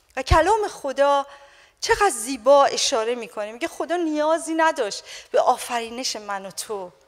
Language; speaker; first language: Persian; native; Persian